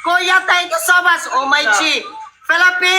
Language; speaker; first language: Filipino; non-native, local second language; Cebuano